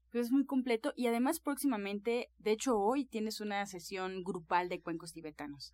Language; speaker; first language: Spanish; native; Spanish